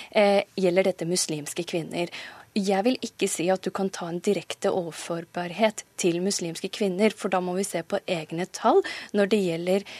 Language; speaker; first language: Norwegian; native; Norwegian